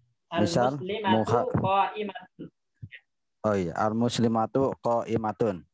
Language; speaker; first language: Arabic; non-native, learner; Indonesian